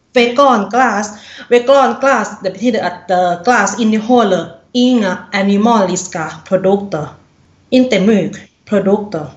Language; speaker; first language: Swedish; non-native, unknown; Thai